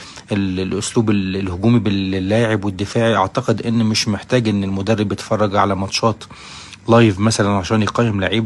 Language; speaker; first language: Arabic; native; Arabic